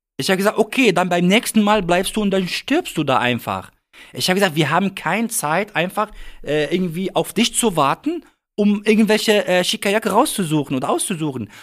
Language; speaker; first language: German; non-native, fluent; Arabic